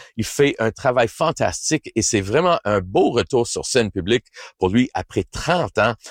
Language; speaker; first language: French; native; French